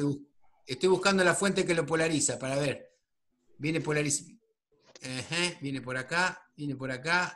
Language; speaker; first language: Spanish; native; Spanish